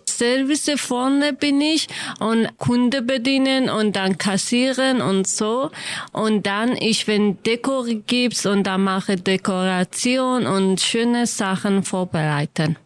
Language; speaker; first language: German; non-native, learner; Kurdish